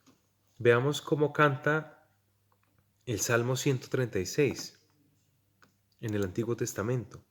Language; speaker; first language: Spanish; native; Spanish